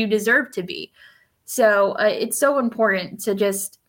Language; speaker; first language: English; early bilingual, other home language; Spanish